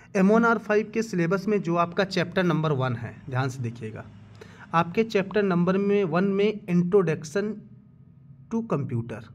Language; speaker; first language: Hindi; native; Hindi